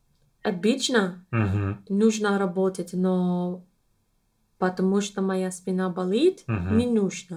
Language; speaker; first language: Russian; non-native, learner; English